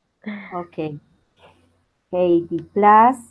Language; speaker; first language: English; non-native, learner; Spanish